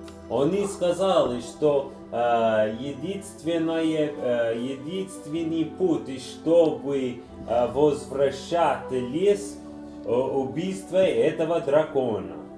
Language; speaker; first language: Russian; non-native, learner; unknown